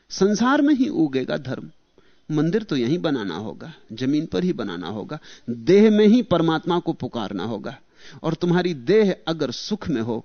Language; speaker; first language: Hindi; native; Hindi